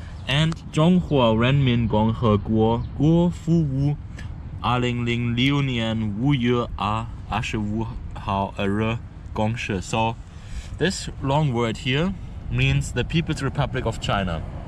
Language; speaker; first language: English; non-native, fluent; German